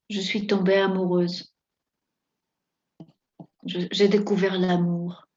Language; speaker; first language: French; non-native, fluent; Spanish